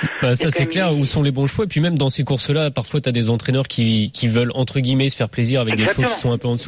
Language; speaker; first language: French; native; French